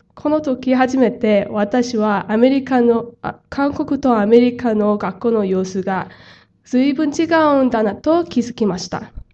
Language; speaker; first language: Japanese; non-native, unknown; Korean